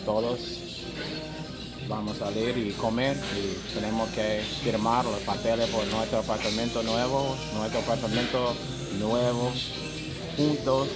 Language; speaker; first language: Spanish; non-native, learner; English